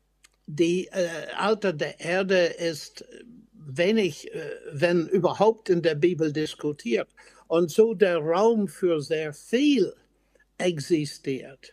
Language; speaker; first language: German; non-native, fluent; English